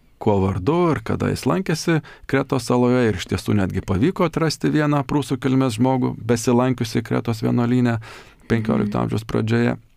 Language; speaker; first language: Lithuanian; native; Lithuanian